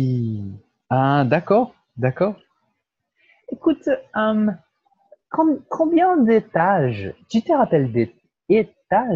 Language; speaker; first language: French; non-native, fluent; Portuguese